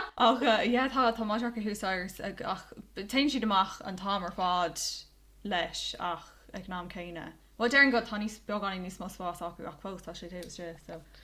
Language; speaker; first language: Irish; non-native, local second language; English